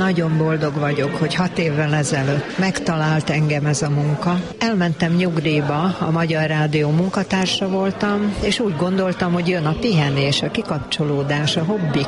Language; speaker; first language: Hungarian; native; Hungarian